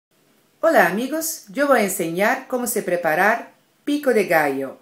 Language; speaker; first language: Spanish; non-native, learner; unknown